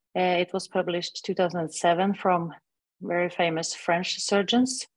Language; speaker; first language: English; non-native, fluent; Norwegian